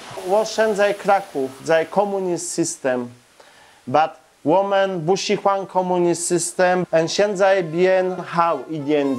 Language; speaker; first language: Chinese; non-native, learner; Polish